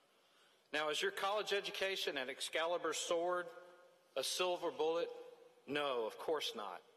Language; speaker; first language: English; native; English